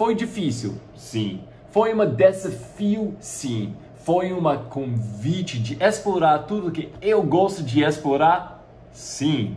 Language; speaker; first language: Portuguese; non-native, fluent; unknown